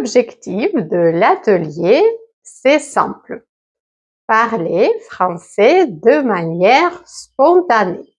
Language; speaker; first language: French; native; French